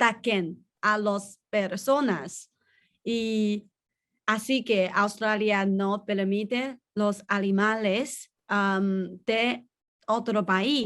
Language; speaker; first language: Spanish; non-native, learner; Chinese